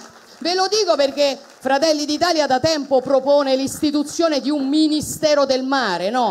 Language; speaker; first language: Italian; native; Italian